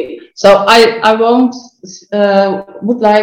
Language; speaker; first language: English; non-native, fluent; Dutch